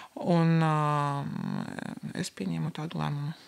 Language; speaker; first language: Latvian; non-native, local second language; Russian